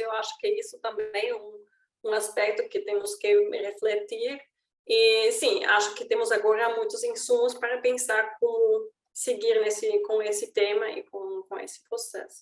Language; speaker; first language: Portuguese; non-native, fluent; German